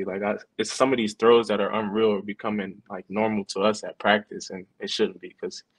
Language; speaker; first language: English; native; English